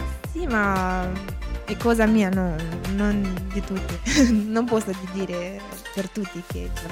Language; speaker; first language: Italian; non-native, learner; Romanian